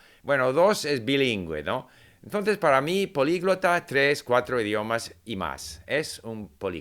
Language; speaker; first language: Spanish; non-native, fluent; English